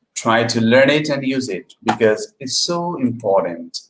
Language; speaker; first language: English; non-native, local second language; Bangla